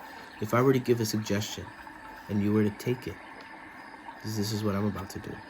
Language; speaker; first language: English; native; English